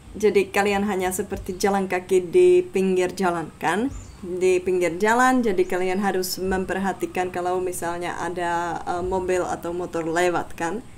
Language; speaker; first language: Indonesian; non-native, fluent; Czech